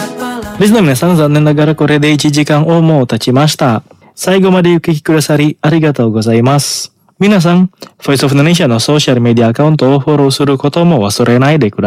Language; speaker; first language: Japanese; non-native, fluent; Indonesian